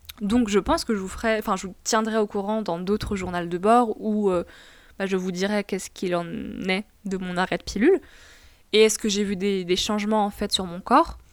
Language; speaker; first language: French; non-native, local second language; Arabic